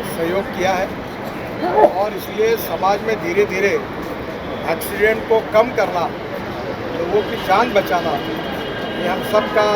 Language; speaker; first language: Hindi; non-native, local second language; Marathi